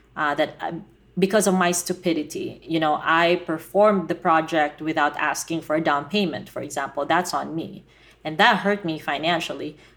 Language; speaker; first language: English; non-native, local second language; Filipino